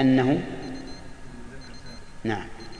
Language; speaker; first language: Arabic; native; Arabic